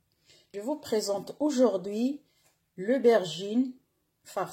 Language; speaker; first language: French; non-native, local second language; Arabic